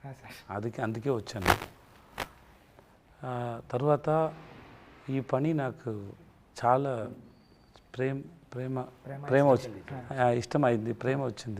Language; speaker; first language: Telugu; non-native, learner; Tamil